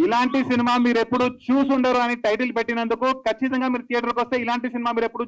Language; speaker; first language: Telugu; native; Telugu